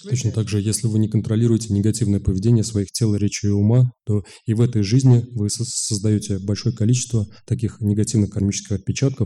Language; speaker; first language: Russian; native; Russian